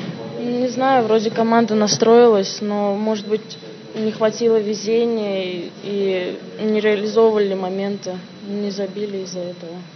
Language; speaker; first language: Russian; native; Russian